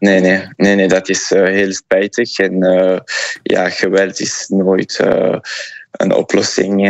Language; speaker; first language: Dutch; non-native, fluent; French